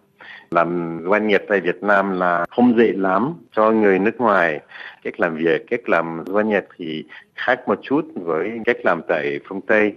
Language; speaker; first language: Vietnamese; non-native, fluent; French